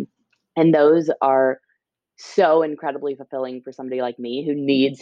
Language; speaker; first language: English; native; English